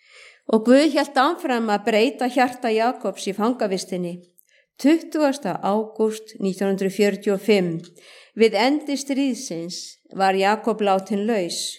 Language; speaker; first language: Icelandic; native; Icelandic